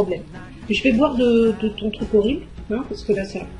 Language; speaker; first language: French; native; French